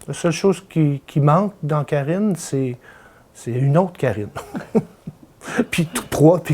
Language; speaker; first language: French; native; French